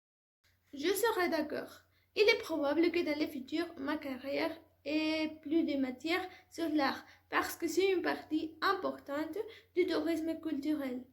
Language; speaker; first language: French; non-native, learner; Spanish